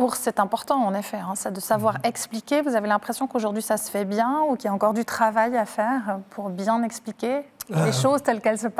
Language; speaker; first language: French; native; French